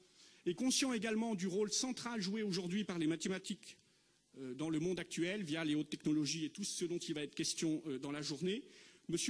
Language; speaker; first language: French; native; French